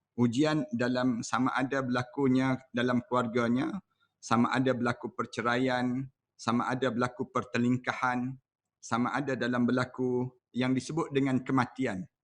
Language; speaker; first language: Malay; native; Malay